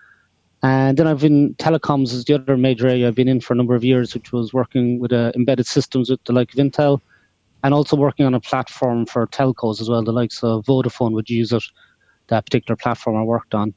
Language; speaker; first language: English; native; English